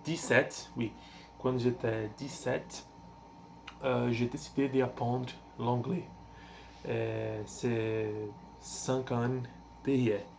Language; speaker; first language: French; non-native, learner; Portuguese